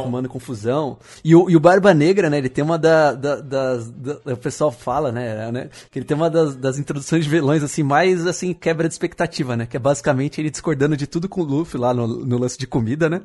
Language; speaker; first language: Portuguese; native; Portuguese